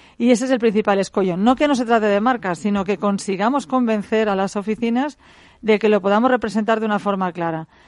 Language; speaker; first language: Spanish; native; Spanish